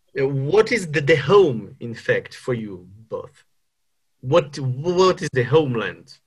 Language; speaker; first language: English; non-native, fluent; Ukrainian